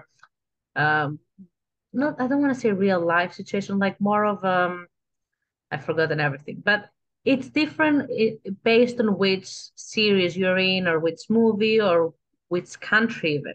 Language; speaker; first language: English; non-native, fluent; Greek